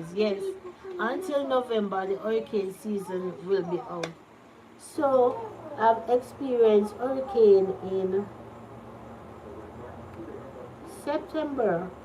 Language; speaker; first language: English; non-native, local second language; Jamaican Creole English